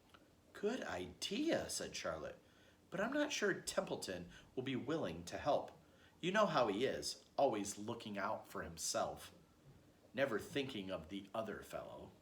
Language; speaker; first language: English; native; English